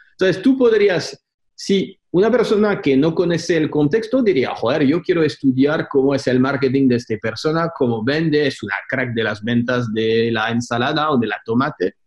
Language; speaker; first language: Spanish; non-native, fluent; French